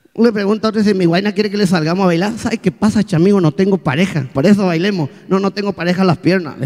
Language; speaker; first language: Spanish; native; Spanish